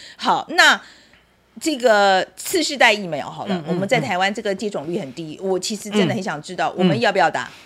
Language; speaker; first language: Chinese; native; Chinese